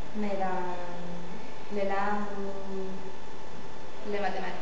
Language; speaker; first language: French; non-native, learner; Spanish